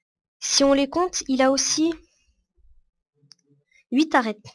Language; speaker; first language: French; native; French